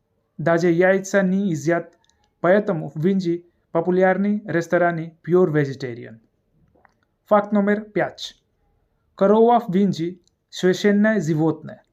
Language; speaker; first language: Russian; non-native, learner; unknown